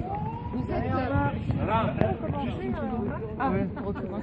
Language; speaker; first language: French; native; French